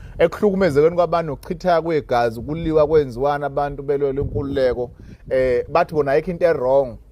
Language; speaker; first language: Zulu; native; Zulu